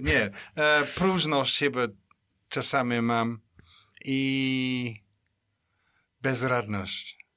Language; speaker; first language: Polish; non-native, fluent; English